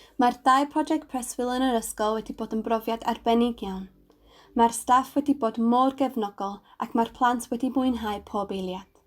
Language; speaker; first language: Welsh; non-native, local second language; English